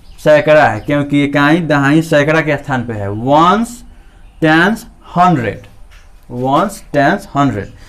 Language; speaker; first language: Hindi; native; Hindi